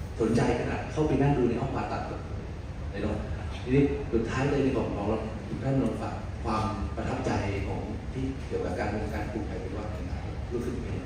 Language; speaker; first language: Thai; native; Thai